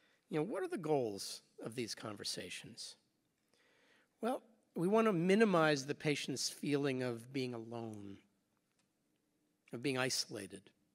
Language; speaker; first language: English; native; English